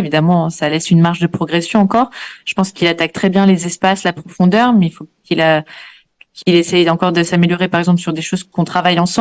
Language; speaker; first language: French; native; French